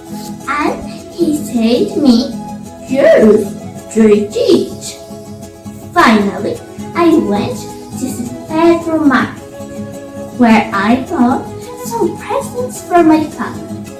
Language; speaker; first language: English; non-native, learner; Spanish